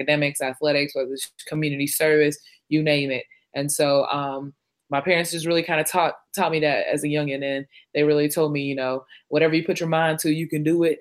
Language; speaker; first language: English; non-native, local second language; Shona